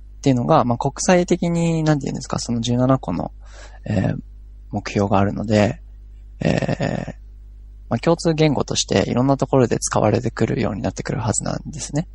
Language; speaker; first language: Japanese; native; Japanese